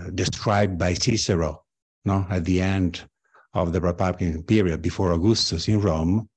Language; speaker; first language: English; non-native, fluent; Italian